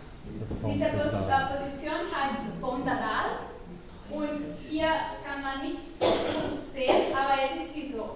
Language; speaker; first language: German; non-native, learner; Catalan